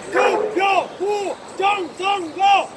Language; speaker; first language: Korean; native; Korean